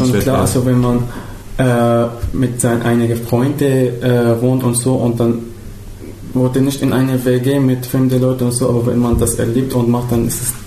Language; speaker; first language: German; non-native, fluent; Arabic